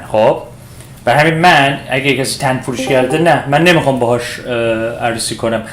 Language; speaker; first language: Persian; early bilingual, heritage; Persian